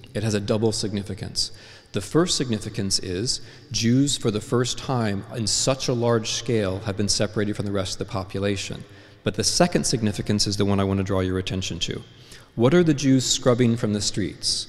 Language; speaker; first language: English; native; English